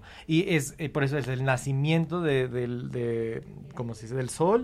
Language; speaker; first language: Spanish; non-native, fluent; English